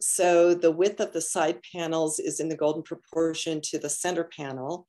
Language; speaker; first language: English; native; English